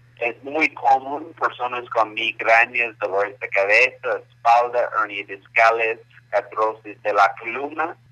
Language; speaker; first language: Spanish; non-native, fluent; English